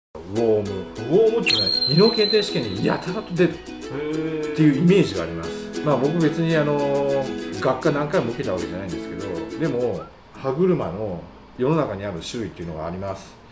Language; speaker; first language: Japanese; native; Japanese